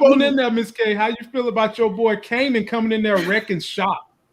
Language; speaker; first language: English; native; English